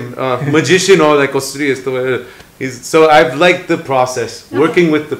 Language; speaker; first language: Nepali; non-native, learner; English